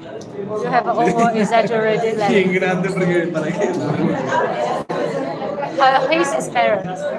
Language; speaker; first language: English; non-native, fluent; Chinese